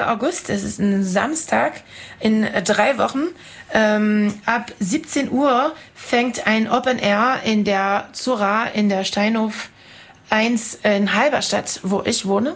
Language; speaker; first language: German; non-native, fluent; French